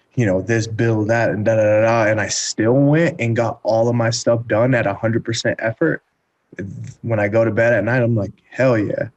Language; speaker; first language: English; native; English